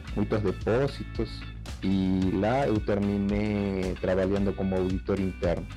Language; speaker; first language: Portuguese; non-native, learner; Spanish